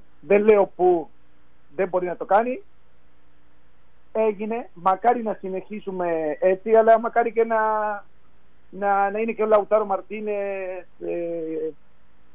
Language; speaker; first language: Greek; non-native, fluent; Spanish